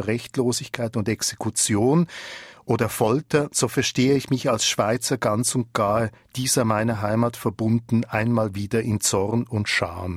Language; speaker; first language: German; native; German